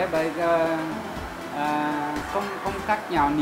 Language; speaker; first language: Vietnamese; non-native, learner; Portuguese